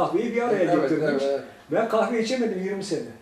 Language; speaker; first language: Turkish; native; Turkish